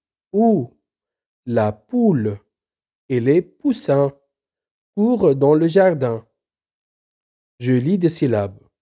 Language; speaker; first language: French; non-native, local second language; Arabic